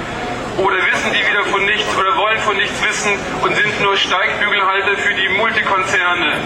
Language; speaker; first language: German; native; German